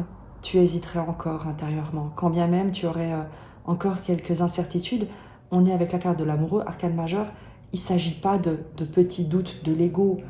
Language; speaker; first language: French; native; French